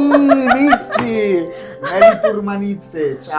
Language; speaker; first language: Georgian; non-native, learner; Italian